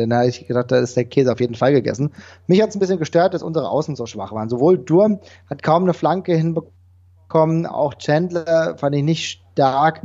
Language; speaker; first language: German; native; German